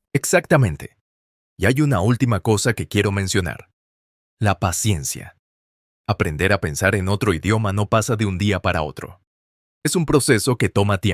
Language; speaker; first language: Spanish; non-native, fluent; English